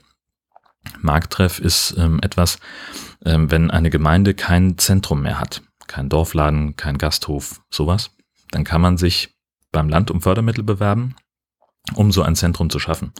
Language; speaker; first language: German; native; German